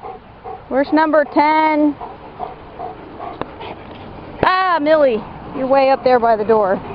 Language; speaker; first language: English; native; English